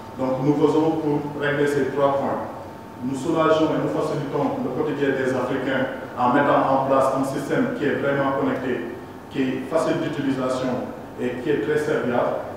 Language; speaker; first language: French; non-native, local second language; Wolof